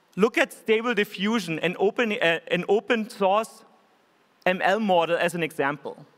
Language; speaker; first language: English; non-native, fluent; German